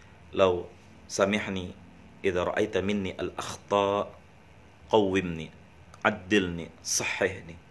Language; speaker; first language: Arabic; non-native, learner; Indonesian